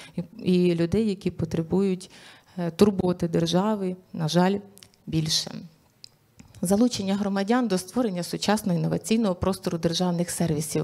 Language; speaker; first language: Ukrainian; native; Ukrainian